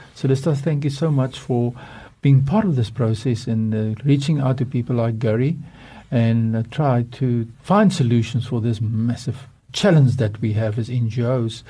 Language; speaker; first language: English; non-native, local second language; Afrikaans